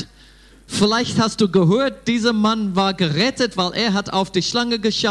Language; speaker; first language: German; non-native, fluent; English